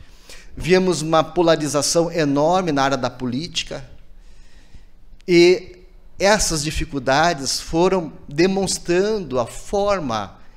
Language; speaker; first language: Portuguese; native; Portuguese